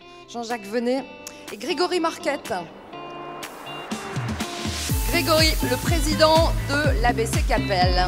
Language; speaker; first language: French; native; French